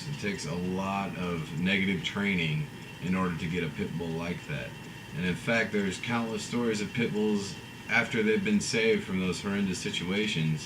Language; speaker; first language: English; native; English